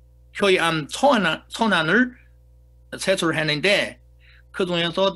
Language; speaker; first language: Korean; non-native, fluent; Chinese